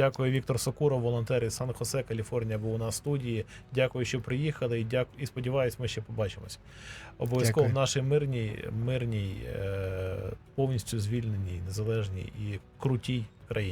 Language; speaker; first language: Ukrainian; native; Ukrainian